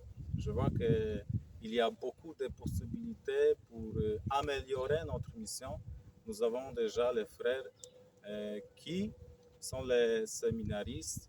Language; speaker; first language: French; non-native, fluent; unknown